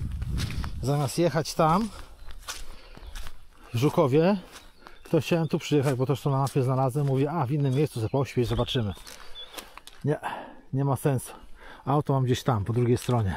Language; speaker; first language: Polish; native; Polish